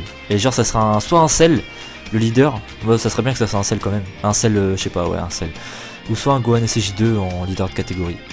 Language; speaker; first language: French; native; French